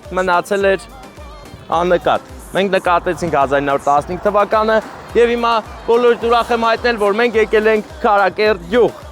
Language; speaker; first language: Armenian; native; Armenian